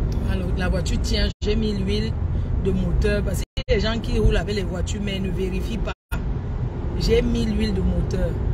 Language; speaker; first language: French; non-native, local second language; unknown